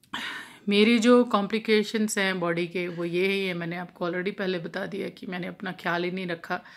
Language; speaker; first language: Hindi; non-native, local second language; Punjabi